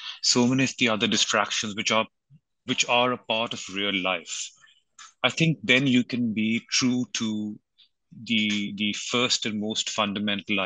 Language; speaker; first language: English; non-native, local second language; Hindi